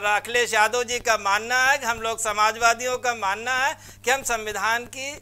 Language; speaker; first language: Hindi; native; Hindi